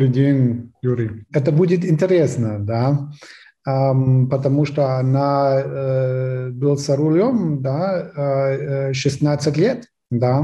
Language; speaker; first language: Russian; non-native, fluent; German